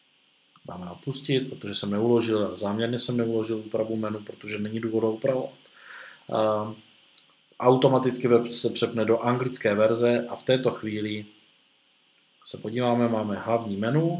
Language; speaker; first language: Czech; native; Czech